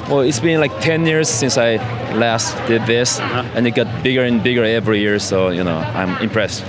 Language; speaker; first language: English; non-native, fluent; Japanese